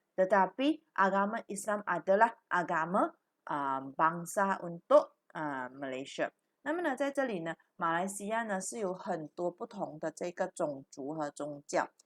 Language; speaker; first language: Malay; non-native, local second language; Chinese